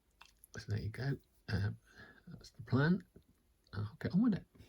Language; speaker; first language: English; native; English